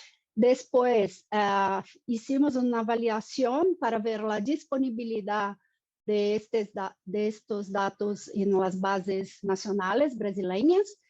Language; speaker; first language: Spanish; non-native, fluent; Portuguese